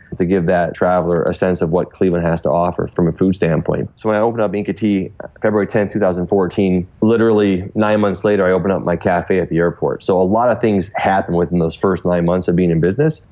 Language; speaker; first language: English; native; English